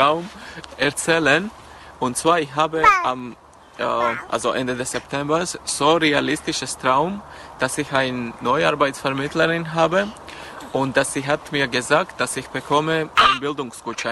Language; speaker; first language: German; non-native, learner; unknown